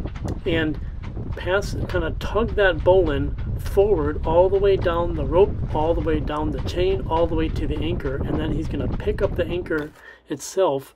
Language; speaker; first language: English; native; English